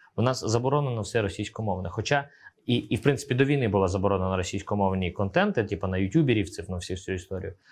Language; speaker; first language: Ukrainian; early bilingual, other home language; Russian